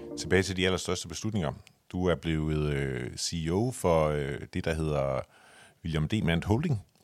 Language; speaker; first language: Danish; native; Danish